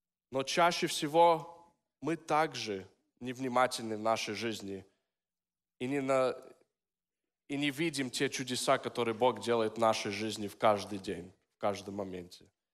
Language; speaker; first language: Russian; early bilingual, heritage; Russian